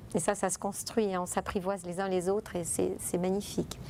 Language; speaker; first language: French; non-native, fluent; Italian